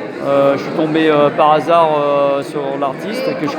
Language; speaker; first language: French; native; French